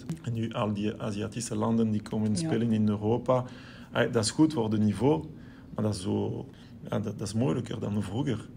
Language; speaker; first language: Dutch; non-native, local second language; French